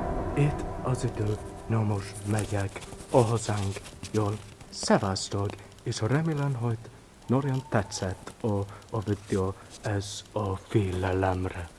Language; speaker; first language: Hungarian; non-native, learner; Welsh